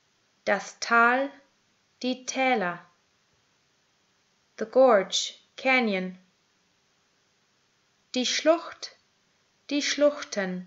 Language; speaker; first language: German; native; German